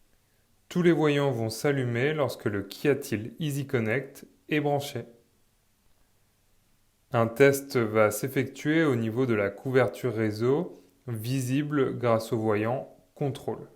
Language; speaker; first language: French; native; French